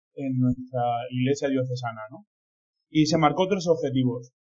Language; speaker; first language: Spanish; native; Spanish